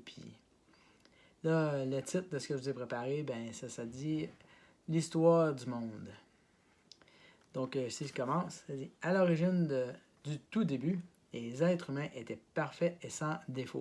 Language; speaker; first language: French; native; French